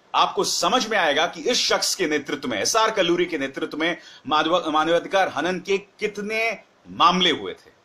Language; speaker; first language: Hindi; native; Hindi